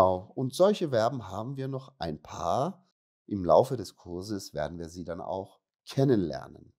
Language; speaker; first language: German; non-native, fluent; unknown